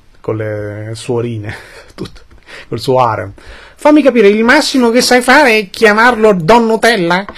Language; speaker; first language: Italian; early bilingual, other home language; Albanian